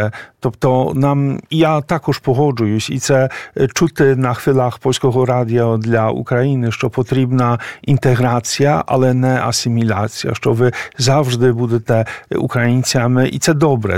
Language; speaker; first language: Ukrainian; non-native, fluent; Polish